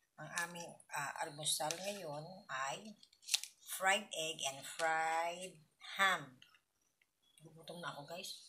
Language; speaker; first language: Filipino; native; Filipino